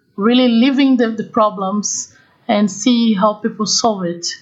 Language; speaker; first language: English; non-native, fluent; Portuguese